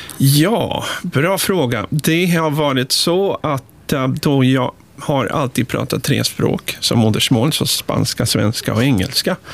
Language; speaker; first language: Swedish; native; Swedish